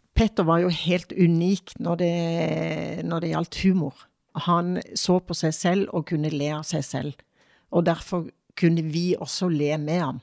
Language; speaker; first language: Norwegian; native; Norwegian